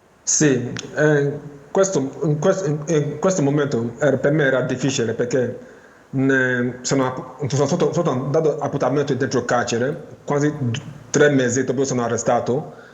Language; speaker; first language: Italian; non-native, learner; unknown